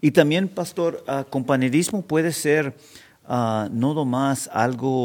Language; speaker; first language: Spanish; early bilingual, heritage; Spanish